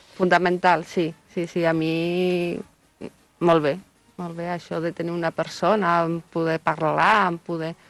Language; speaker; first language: Catalan; non-native, learner; Spanish